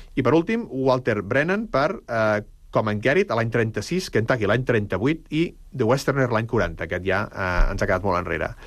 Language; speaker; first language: Catalan; native; Catalan